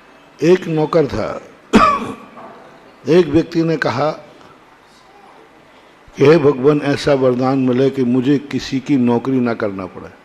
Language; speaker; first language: Hindi; native; Hindi